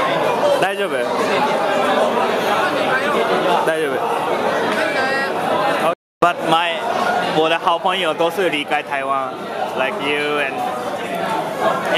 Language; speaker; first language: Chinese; non-native, learner; Japanese